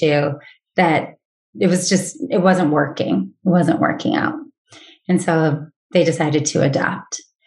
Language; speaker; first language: English; native; English